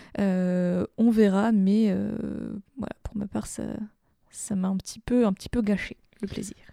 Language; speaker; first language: French; native; French